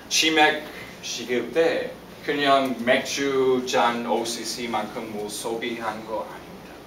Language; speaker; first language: Korean; non-native, fluent; English